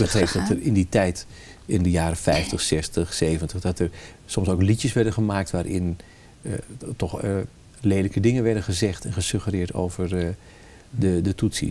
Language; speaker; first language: Dutch; native; Dutch